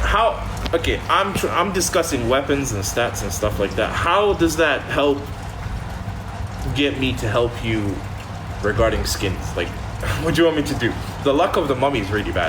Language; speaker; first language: English; native; English